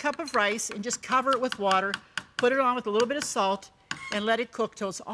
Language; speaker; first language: English; native; English